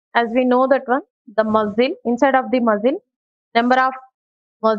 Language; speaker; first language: English; non-native, local second language; Telugu